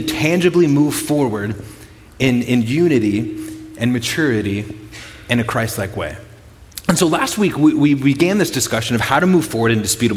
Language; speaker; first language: English; native; English